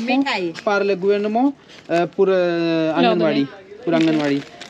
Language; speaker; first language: French; non-native, fluent; Hindi